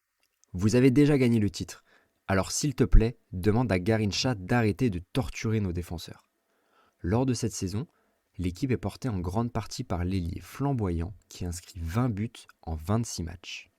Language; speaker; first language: French; native; French